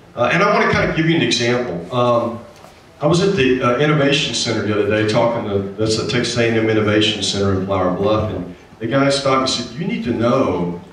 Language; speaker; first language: English; native; English